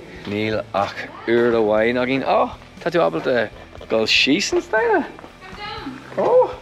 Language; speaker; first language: Irish; non-native, local second language; English